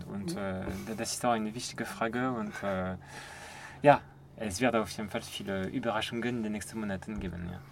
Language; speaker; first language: German; non-native, fluent; French